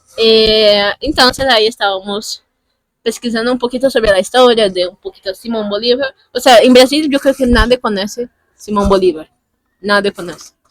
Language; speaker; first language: Spanish; non-native, fluent; Portuguese